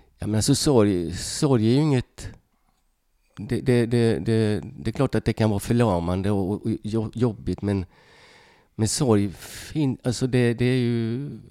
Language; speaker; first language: Swedish; early bilingual, other home language; Hungarian